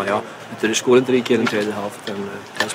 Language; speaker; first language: Dutch; non-native, fluent; Icelandic